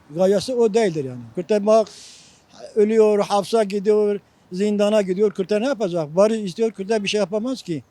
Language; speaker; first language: Turkish; non-native, local second language; Kurdish